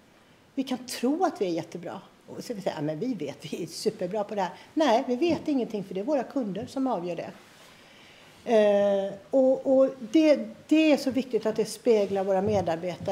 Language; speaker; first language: Swedish; native; Swedish